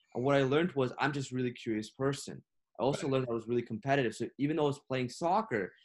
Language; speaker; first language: English; non-native, fluent; Russian